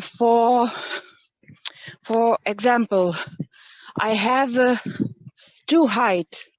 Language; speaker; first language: English; non-native, learner; Lithuanian